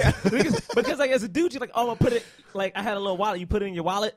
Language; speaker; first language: English; native; English